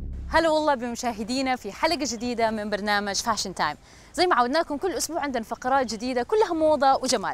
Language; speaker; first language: Arabic; native; Arabic